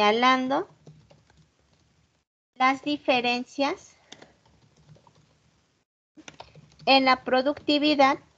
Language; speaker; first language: Spanish; native; Spanish